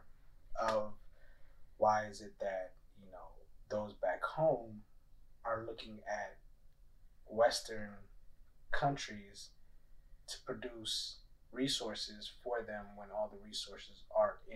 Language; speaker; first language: English; early bilingual, other home language; Tigrinya